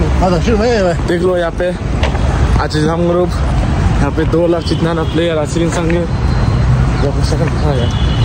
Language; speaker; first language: Hindi; non-native, local second language; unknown